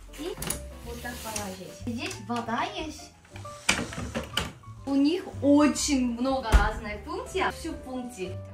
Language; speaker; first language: Russian; non-native, learner; Korean